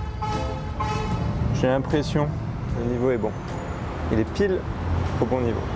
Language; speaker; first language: French; native; French